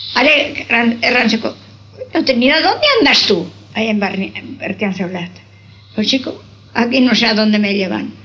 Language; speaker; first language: Spanish; non-native, local second language; Basque